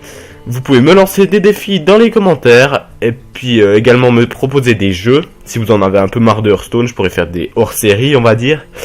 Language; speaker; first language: French; native; French